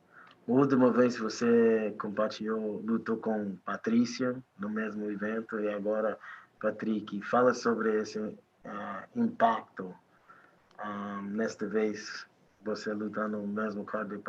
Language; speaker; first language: Portuguese; non-native, fluent; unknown